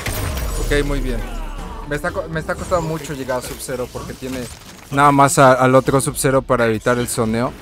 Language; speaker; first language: Spanish; native; Spanish